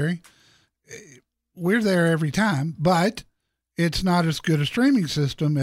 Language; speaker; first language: English; native; English